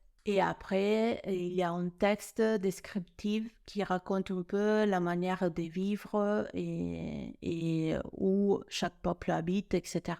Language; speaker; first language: French; non-native, fluent; Italian